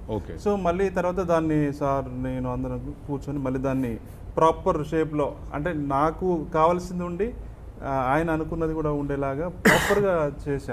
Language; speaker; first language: Telugu; native; Telugu